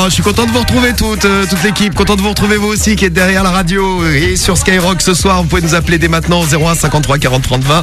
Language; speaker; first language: French; native; French